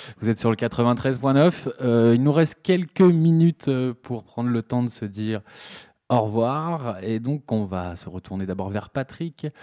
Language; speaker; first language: French; native; French